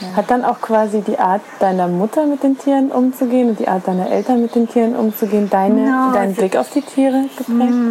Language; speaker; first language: German; native; German